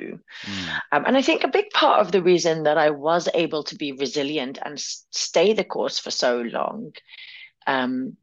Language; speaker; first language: English; early bilingual, other home language; Arabic